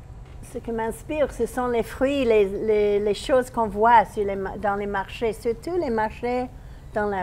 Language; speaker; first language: French; non-native, fluent; English